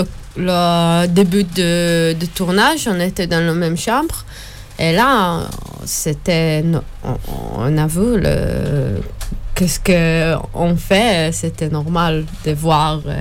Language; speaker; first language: French; non-native, learner; Hebrew